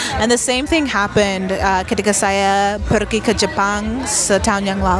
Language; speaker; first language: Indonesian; non-native, learner; English